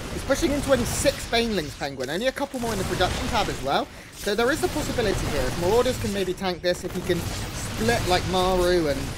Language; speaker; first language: English; native; English